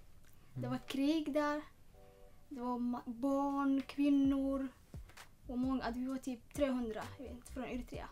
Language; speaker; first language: Swedish; non-native, learner; Tigrinya